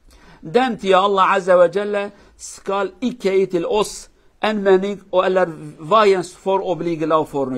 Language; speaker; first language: Swedish; non-native, learner; Kurdish